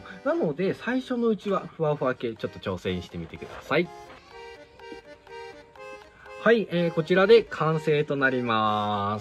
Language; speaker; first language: Japanese; native; Japanese